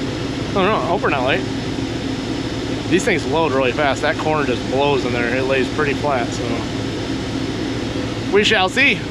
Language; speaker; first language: English; native; English